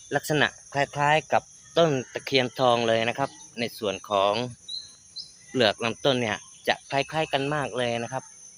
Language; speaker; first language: Thai; non-native, local second language; Malay